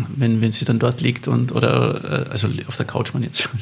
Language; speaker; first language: German; native; German